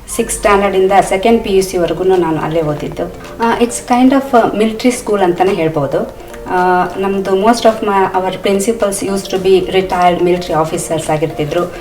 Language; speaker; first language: Kannada; native; Kannada